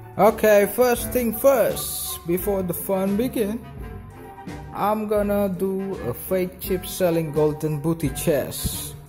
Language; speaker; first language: English; non-native, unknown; Indonesian